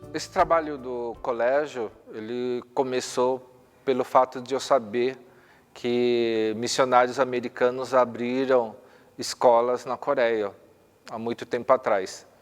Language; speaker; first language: Portuguese; early bilingual, other home language; Korean